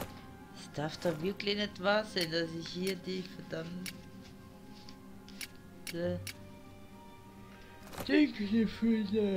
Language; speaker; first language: German; native; German